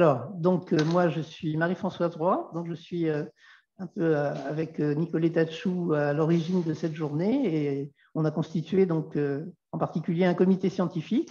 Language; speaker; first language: French; native; French